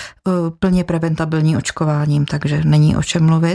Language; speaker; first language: Czech; native; Czech